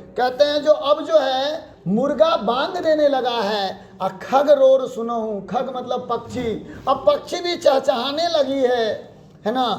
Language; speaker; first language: Hindi; native; Hindi